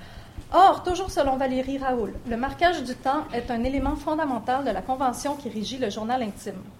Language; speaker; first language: French; native; French